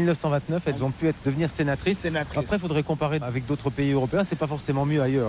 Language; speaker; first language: French; native; French